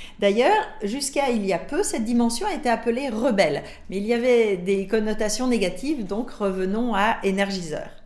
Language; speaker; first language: French; native; French